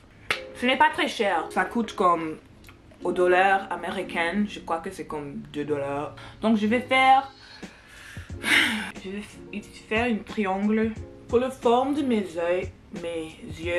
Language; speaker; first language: French; non-native, learner; English